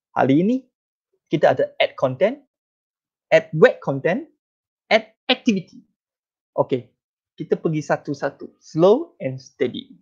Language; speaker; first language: Malay; non-native, local second language; Chinese